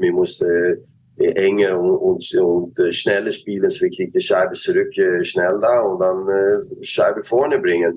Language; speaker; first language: German; non-native, learner; Swedish